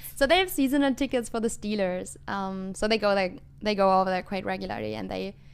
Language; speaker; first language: English; non-native, fluent; German